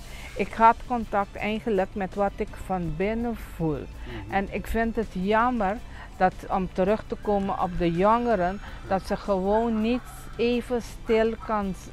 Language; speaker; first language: Dutch; non-native, local second language; Papiamento